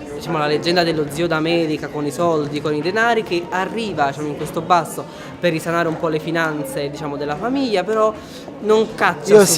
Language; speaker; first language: Italian; native; Italian